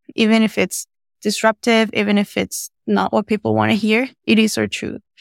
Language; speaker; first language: English; non-native, fluent; Spanish